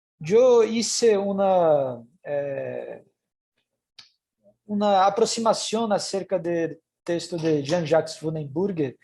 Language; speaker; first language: Spanish; non-native, fluent; Portuguese